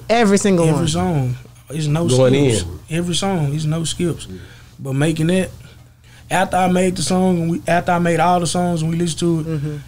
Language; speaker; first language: English; native; English